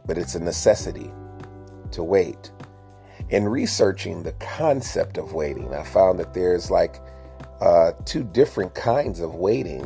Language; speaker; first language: English; native; English